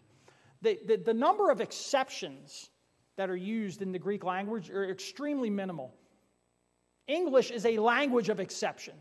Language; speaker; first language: English; native; English